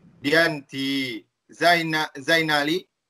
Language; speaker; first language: Chinese; non-native, learner; Malay